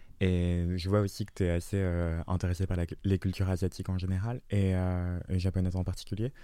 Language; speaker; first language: French; native; French